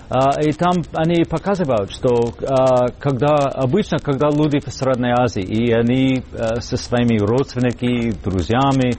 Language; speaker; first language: Russian; non-native, fluent; English